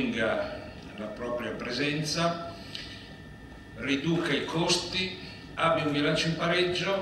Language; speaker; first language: Italian; native; Italian